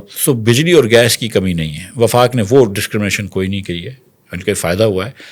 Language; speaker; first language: Urdu; native; Urdu